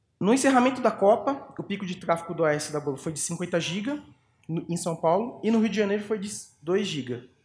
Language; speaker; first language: Portuguese; native; Portuguese